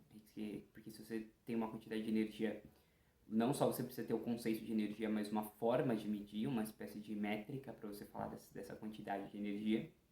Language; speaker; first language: Portuguese; native; Portuguese